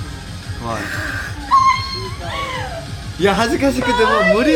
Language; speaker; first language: Japanese; non-native, learner; Korean